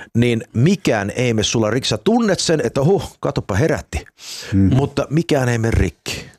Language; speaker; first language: Finnish; early bilingual, heritage; Finnish